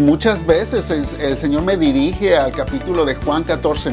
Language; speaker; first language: Spanish; native; Spanish